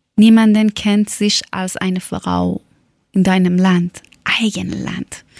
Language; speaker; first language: German; non-native, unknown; Persian